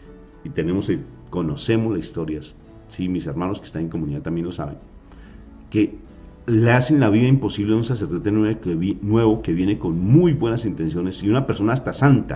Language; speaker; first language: Spanish; native; Spanish